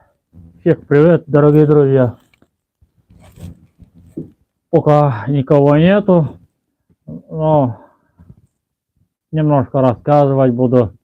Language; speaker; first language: Russian; non-native, local second language; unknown